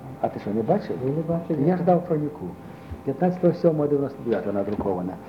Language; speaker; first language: Ukrainian; native; Ukrainian